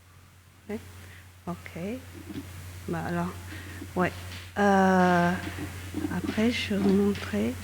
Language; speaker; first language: French; non-native, fluent; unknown